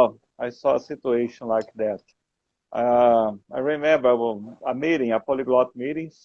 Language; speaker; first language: English; non-native, learner; Portuguese